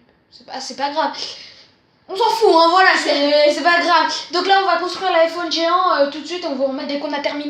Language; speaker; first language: French; native; French